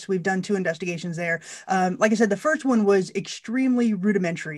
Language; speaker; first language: English; native; English